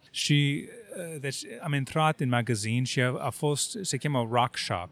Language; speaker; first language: Romanian; non-native, fluent; English